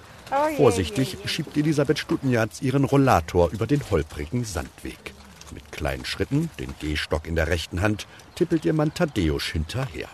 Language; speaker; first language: German; native; German